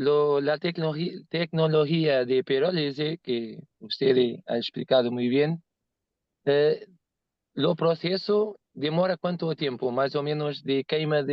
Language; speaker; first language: Spanish; non-native, learner; Portuguese